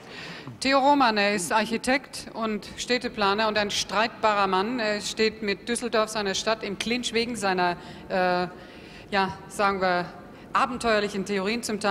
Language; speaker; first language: German; native; German